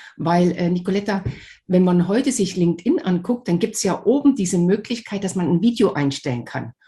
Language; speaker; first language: German; native; German